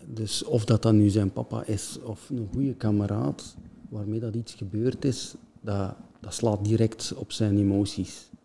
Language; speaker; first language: Dutch; native; Dutch